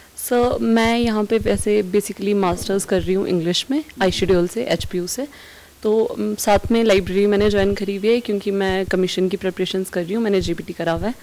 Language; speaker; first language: Hindi; native; Hindi